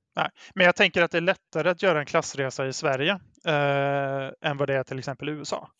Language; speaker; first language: Swedish; native; Swedish